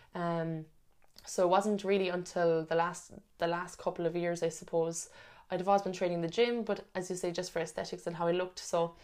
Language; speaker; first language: English; native; English